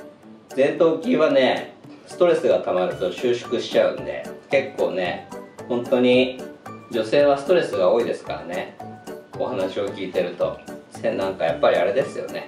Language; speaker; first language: Japanese; native; Japanese